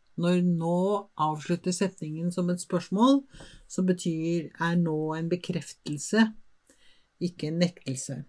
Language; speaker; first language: Norwegian; non-native, fluent; Spanish